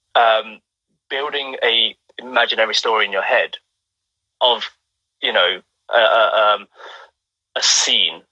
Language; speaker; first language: English; native; English